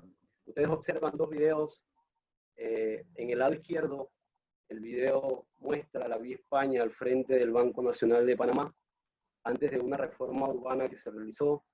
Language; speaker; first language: Spanish; native; Spanish